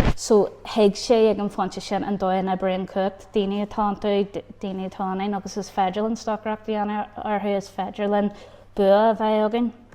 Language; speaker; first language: Irish; non-native, local second language; English